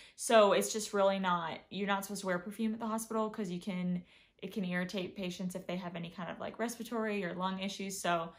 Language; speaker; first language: English; native; English